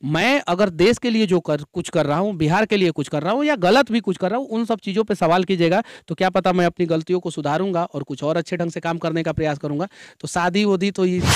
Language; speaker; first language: Hindi; native; Hindi